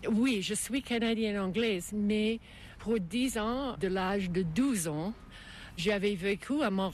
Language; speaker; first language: French; non-native, fluent; English